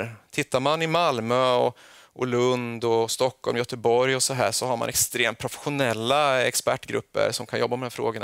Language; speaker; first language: Swedish; native; Swedish